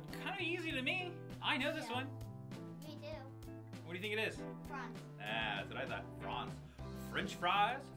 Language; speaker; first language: English; native; English